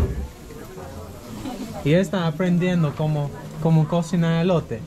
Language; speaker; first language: Spanish; non-native, learner; English